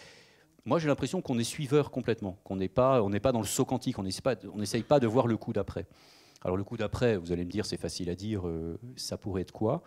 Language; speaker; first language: French; native; French